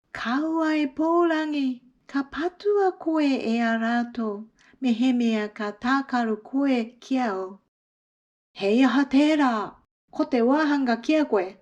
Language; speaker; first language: Māori; non-native, fluent; Japanese